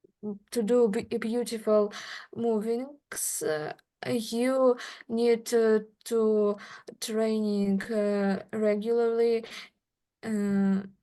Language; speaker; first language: English; non-native, learner; Russian